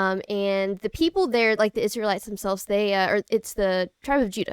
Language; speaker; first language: English; native; English